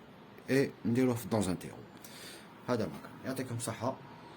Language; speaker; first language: French; non-native, local second language; Arabic